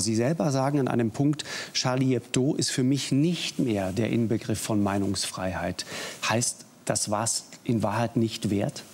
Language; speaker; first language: German; native; German